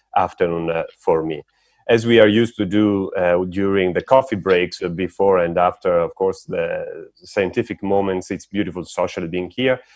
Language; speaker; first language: English; non-native, fluent; Italian